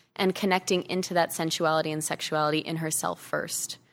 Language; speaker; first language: English; native; English